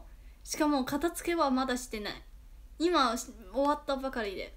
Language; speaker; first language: Japanese; non-native, fluent; Chinese